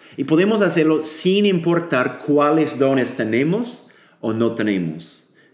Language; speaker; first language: Spanish; non-native, fluent; English